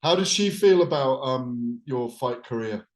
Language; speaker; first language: English; native; English